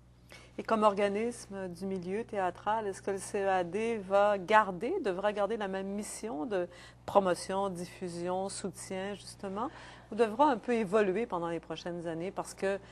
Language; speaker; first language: French; native; French